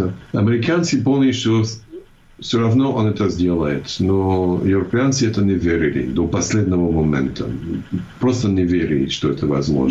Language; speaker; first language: Russian; non-native, fluent; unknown